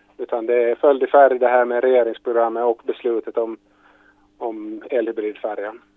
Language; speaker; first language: Swedish; native; Swedish